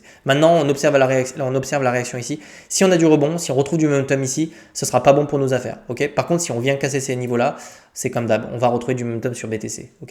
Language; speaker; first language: French; native; French